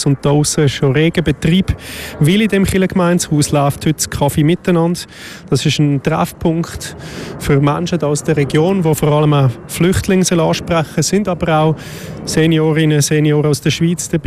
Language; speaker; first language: German; native; German